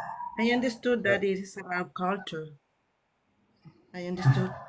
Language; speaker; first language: English; non-native, learner; Spanish